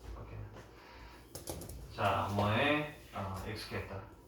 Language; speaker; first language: Korean; native; Korean